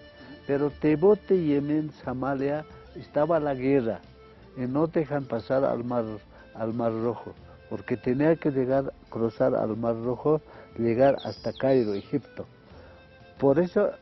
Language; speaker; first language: Spanish; non-native, local second language; Aymara